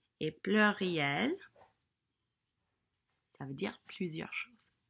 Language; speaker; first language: French; non-native, fluent; English